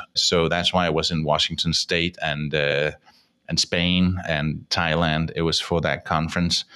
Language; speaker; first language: English; non-native, fluent; Danish